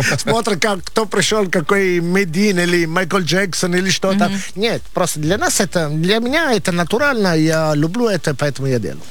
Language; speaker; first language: Russian; non-native, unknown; Italian